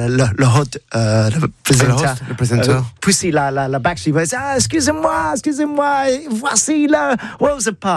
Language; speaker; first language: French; non-native, learner; English